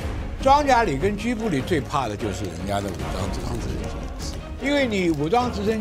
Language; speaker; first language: Chinese; native; Chinese